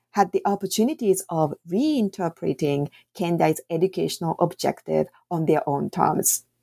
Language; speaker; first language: English; non-native, fluent; Japanese